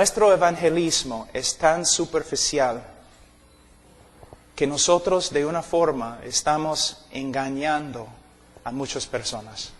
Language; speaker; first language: Spanish; non-native, fluent; English